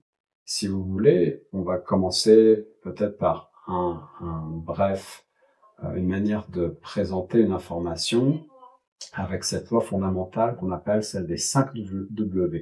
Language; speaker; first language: French; native; French